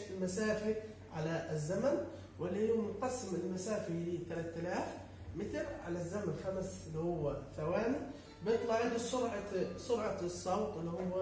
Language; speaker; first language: Arabic; native; Arabic